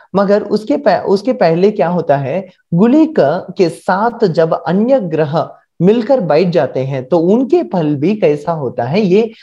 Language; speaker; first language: Hindi; non-native, local second language; Marathi